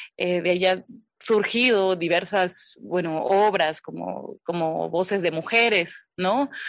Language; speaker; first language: Spanish; native; Spanish